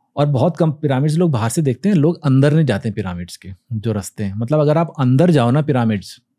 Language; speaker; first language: Hindi; native; Hindi